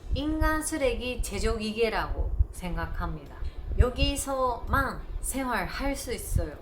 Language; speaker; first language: Korean; non-native, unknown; Japanese